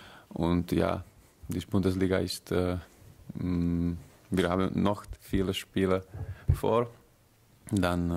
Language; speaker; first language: German; non-native, learner; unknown